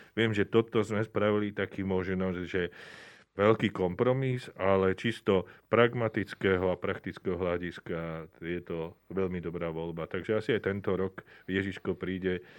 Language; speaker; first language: Slovak; native; Slovak